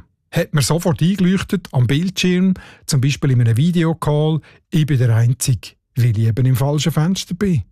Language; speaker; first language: German; native; German